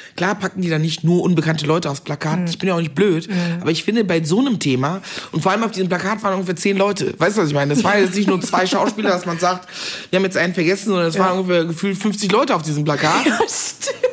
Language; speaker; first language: German; native; German